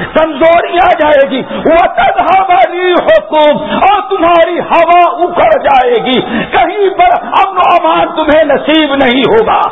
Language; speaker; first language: Urdu; native; Urdu